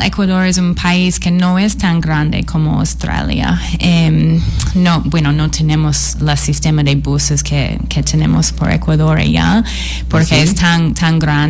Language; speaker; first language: Spanish; non-native, fluent; English